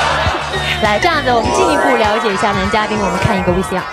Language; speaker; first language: Chinese; native; Chinese